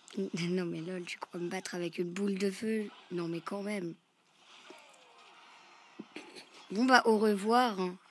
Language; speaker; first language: French; native; French